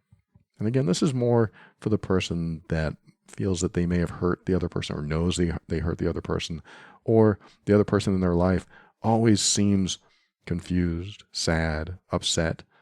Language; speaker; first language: English; native; English